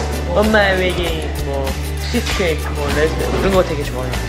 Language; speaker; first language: Korean; non-native, fluent; English